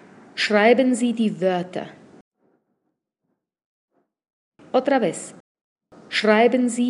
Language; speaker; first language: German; non-native, fluent; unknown